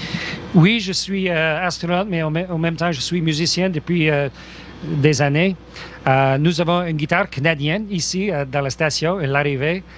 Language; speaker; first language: French; non-native, local second language; English